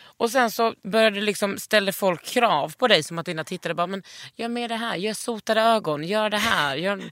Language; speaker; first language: Swedish; native; Swedish